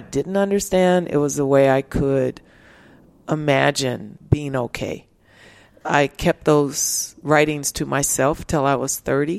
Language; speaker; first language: English; native; English